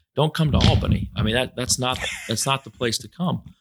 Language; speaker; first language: English; native; English